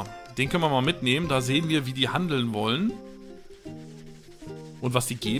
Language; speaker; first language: German; native; German